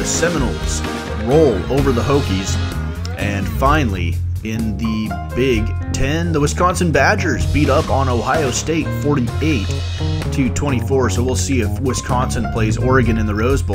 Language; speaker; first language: English; native; English